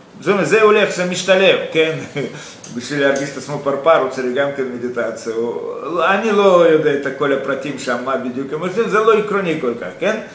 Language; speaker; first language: Hebrew; non-native, fluent; Russian